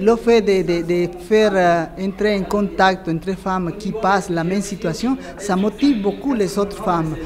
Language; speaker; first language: French; non-native, fluent; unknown